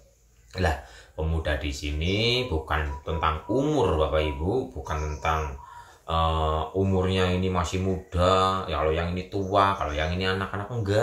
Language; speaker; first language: Indonesian; native; Indonesian